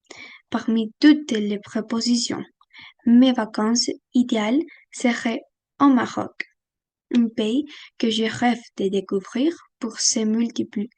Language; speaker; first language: French; non-native, fluent; Spanish